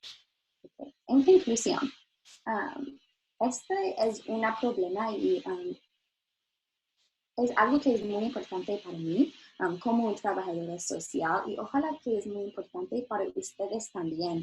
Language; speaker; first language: Spanish; non-native, learner; English